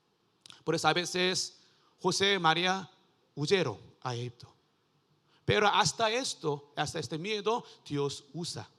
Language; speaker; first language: Spanish; non-native, learner; Korean